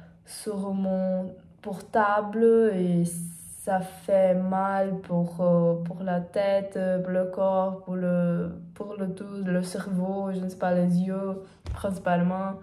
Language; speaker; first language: French; non-native, learner; Portuguese